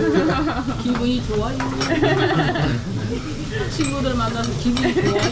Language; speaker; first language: Korean; non-native, learner; Russian